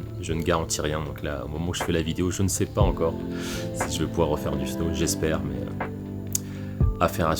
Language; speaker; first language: French; native; French